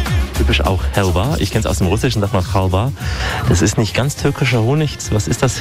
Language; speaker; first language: German; native; German